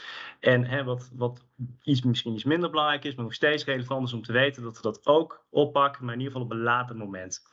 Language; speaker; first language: Dutch; native; Dutch